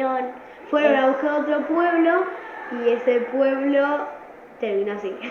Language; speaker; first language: Spanish; native; Spanish